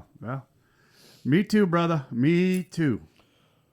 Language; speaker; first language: English; native; English